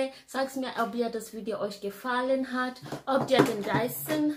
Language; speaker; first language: German; non-native, fluent; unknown